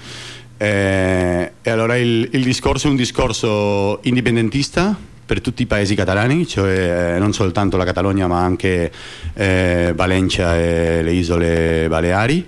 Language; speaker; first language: Italian; non-native, fluent; Catalan